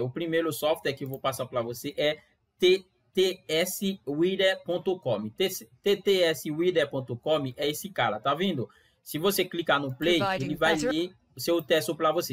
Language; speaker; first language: Portuguese; non-native, fluent; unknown